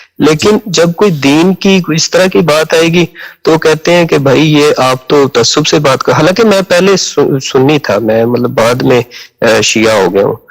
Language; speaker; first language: Urdu; native; Urdu